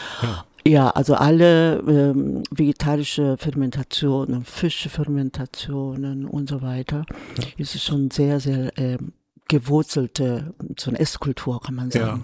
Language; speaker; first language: German; non-native, fluent; Korean